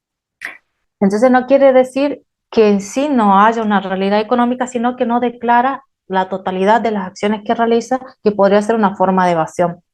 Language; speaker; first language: Spanish; native; Spanish